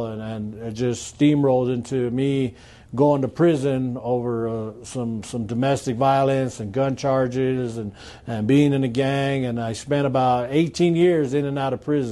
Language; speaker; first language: English; native; English